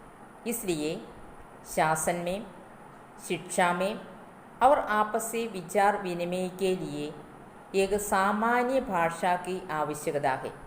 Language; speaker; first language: Hindi; non-native, local second language; Malayalam